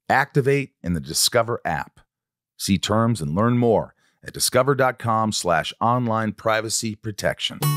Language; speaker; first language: English; native; English